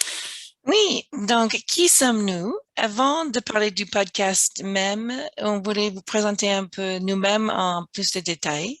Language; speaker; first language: French; non-native, fluent; English